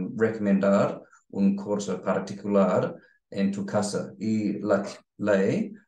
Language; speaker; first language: Spanish; non-native, learner; English